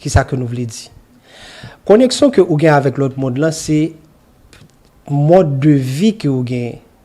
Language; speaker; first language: Haitian Creole; native; Haitian Creole